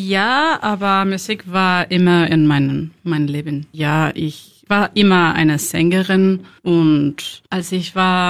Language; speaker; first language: German; non-native, learner; Spanish